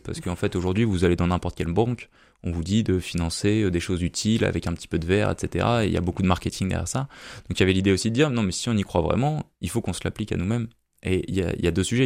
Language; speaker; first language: French; native; French